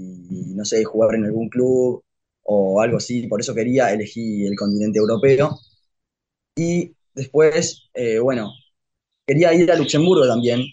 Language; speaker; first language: Spanish; early bilingual, heritage; Spanish